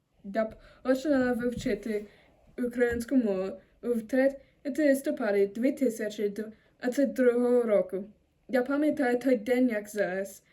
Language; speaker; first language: Ukrainian; non-native, learner; German